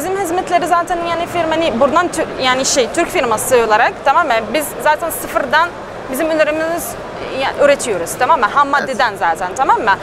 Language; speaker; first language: Turkish; non-native, learner; Arabic